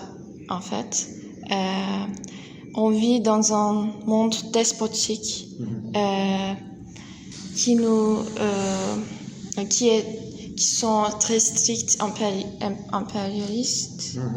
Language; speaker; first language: French; non-native, learner; Turkish